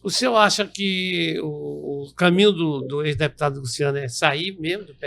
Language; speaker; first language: Portuguese; native; Portuguese